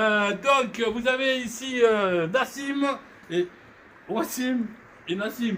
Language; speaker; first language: French; native; French